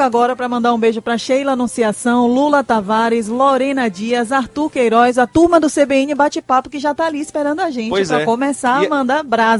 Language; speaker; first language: Portuguese; native; Portuguese